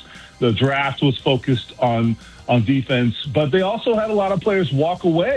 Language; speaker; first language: English; native; English